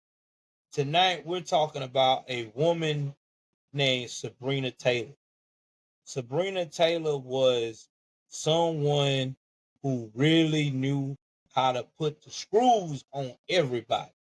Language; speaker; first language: English; native; English